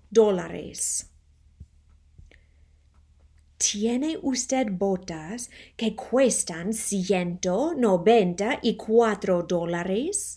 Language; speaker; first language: Spanish; non-native, fluent; English